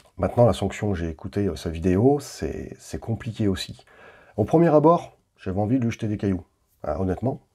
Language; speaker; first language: French; native; French